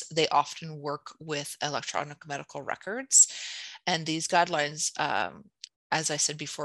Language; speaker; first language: English; native; English